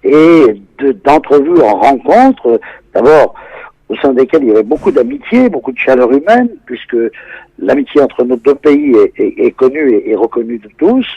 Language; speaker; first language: French; native; French